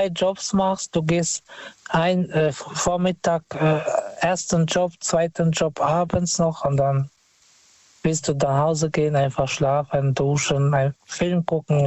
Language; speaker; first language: German; non-native, fluent; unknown